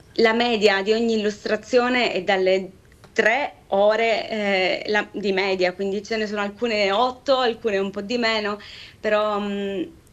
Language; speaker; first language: Italian; native; Italian